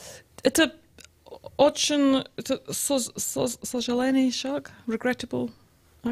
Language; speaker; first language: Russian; non-native, learner; English